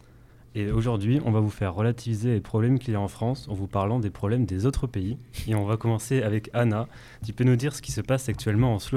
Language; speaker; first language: French; native; French